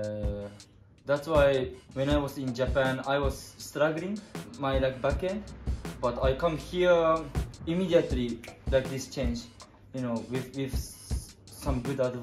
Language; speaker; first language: English; non-native, learner; Japanese